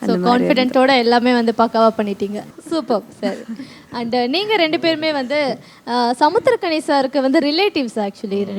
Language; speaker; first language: Tamil; native; Tamil